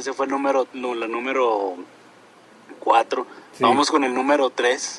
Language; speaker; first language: Spanish; native; Spanish